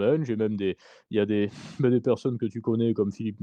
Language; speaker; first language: French; native; French